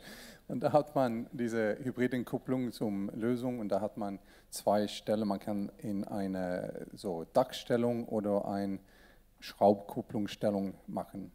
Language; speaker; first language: German; non-native, learner; Swedish